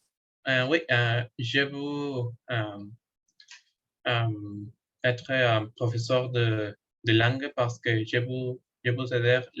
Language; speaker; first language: French; non-native, learner; Spanish